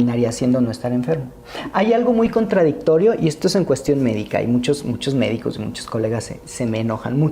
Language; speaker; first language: Spanish; native; Spanish